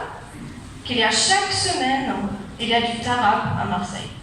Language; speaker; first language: French; non-native, fluent; German